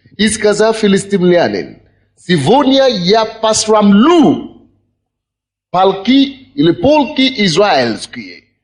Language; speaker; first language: Russian; non-native, fluent; Yoruba